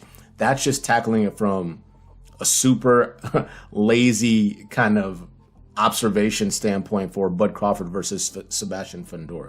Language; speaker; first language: English; native; English